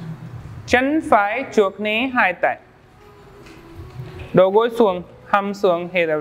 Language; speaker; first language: Vietnamese; non-native, learner; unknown